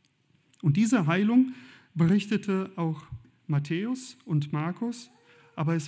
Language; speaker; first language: German; native; German